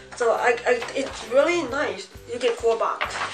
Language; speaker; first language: English; early bilingual, other home language; Chinese